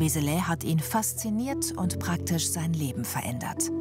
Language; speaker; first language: German; native; German